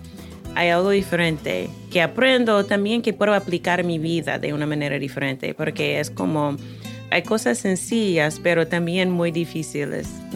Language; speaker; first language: Spanish; non-native, fluent; English